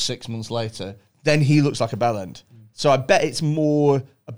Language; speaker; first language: English; native; English